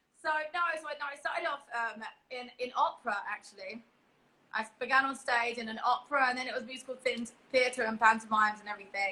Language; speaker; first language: English; native; English